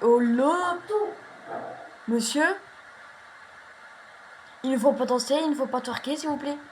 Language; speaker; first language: French; native; French